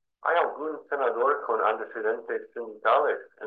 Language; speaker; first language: Spanish; non-native, fluent; English